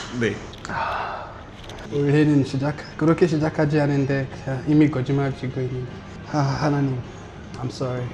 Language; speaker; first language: Korean; non-native, learner; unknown